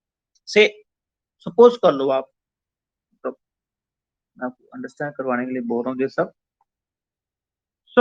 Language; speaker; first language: Hindi; non-native, local second language; Punjabi